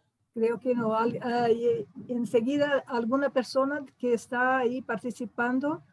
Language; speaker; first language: Spanish; non-native, fluent; Portuguese